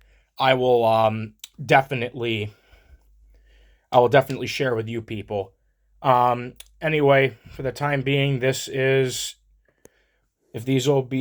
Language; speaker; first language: English; native; English